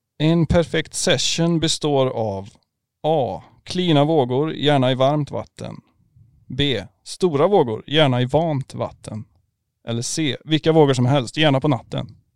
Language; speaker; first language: Swedish; native; Swedish